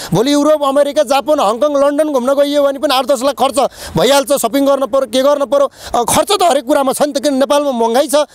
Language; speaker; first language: Nepali; native; Nepali